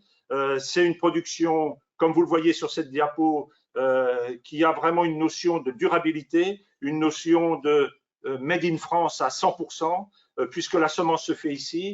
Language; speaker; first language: French; native; French